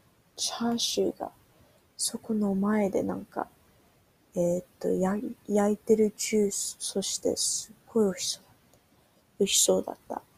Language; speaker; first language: Japanese; early bilingual, heritage; Japanese